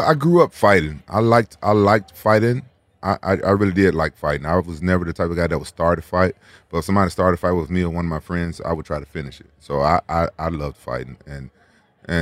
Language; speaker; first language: English; native; English